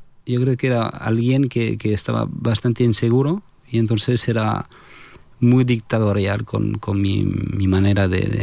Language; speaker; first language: Spanish; non-native, fluent; French